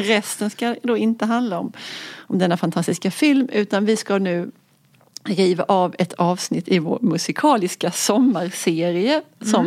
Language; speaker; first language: Swedish; native; Swedish